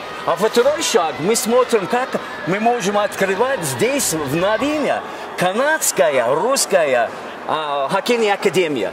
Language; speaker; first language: Russian; non-native, fluent; English